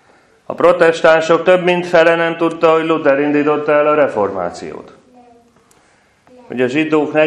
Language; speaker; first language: Hungarian; native; Hungarian